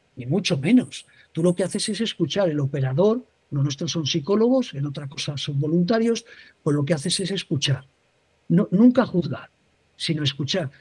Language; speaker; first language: Spanish; native; Spanish